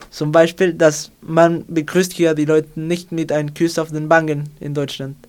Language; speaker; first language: German; non-native, learner; Spanish